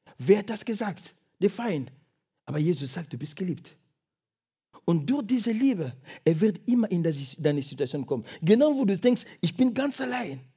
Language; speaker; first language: German; non-native, fluent; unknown